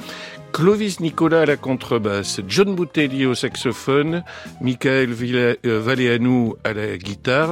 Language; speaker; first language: French; native; French